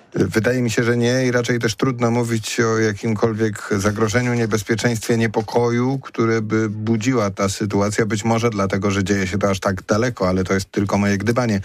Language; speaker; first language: Polish; native; Polish